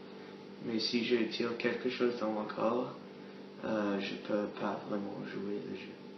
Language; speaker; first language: French; non-native, learner; English